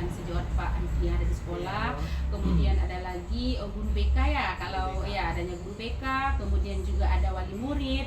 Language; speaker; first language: Indonesian; native; Indonesian